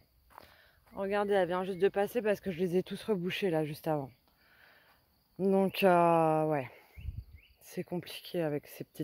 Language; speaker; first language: French; native; French